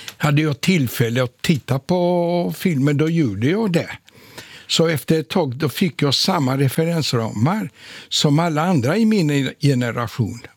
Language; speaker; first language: Swedish; non-native, fluent; Polish